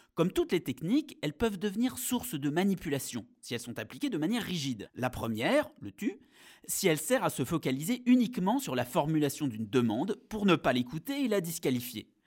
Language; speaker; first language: French; native; French